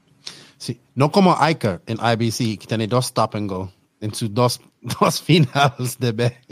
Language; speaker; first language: Spanish; non-native, learner; English